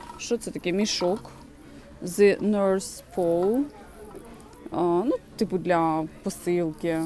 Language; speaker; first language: Ukrainian; non-native, local second language; Russian